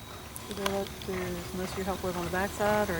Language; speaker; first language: English; native; English